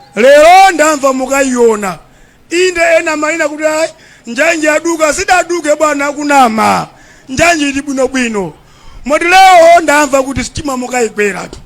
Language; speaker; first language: Nyanja; non-native, local second language; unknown